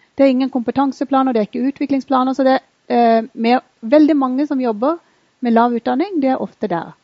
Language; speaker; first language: Norwegian; early bilingual, other home language; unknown